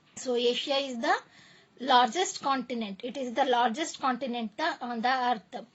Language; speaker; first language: English; non-native, local second language; Kannada